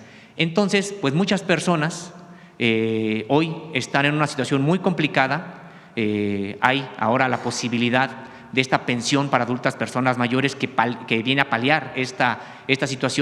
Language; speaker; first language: Spanish; native; Spanish